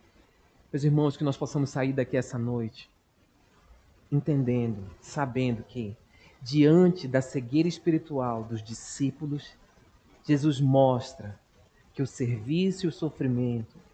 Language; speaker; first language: Portuguese; native; Portuguese